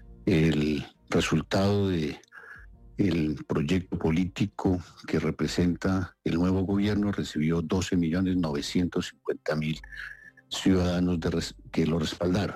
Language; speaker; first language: Spanish; native; Spanish